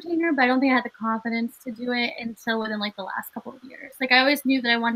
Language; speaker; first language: English; native; English